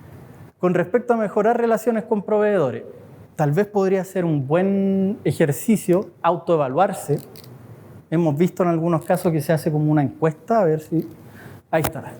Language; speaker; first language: Spanish; native; Spanish